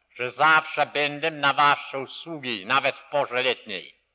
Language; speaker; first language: Polish; early bilingual, heritage; Polish